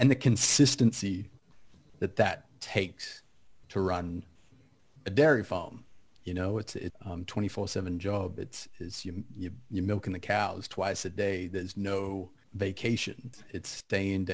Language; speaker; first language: English; native; English